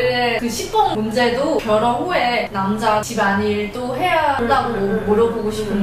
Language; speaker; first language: Korean; non-native, learner; Cantonese